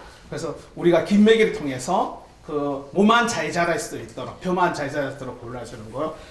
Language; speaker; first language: Korean; native; Korean